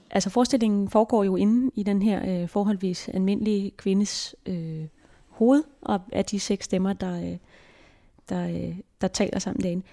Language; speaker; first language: Danish; native; Danish